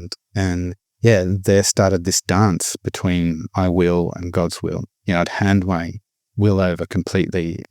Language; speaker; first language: English; native; English